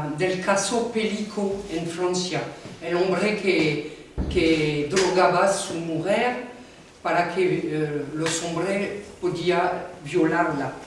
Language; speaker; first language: Spanish; non-native, fluent; French